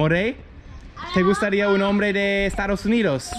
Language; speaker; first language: Spanish; non-native, fluent; English